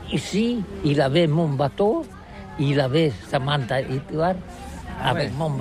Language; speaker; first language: French; non-native, learner; Catalan